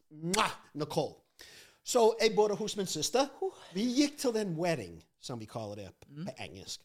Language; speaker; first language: Norwegian; non-native, fluent; English